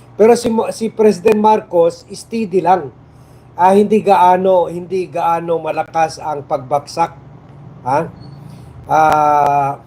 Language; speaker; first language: Filipino; non-native, local second language; Chavacano